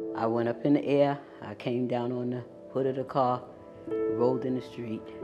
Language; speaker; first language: English; native; English